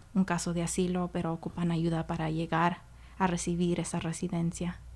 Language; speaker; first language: Spanish; early bilingual, heritage; Spanish